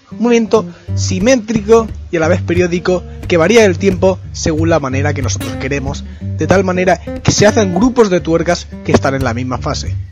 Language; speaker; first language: Spanish; native; Spanish